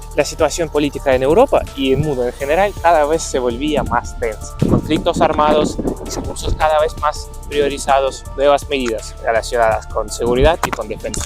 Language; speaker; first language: Spanish; non-native, fluent; Ukrainian